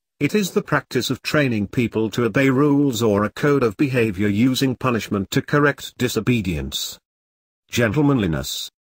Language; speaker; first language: English; non-native, local second language; Filipino